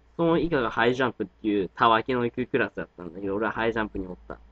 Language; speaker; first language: Japanese; native; Japanese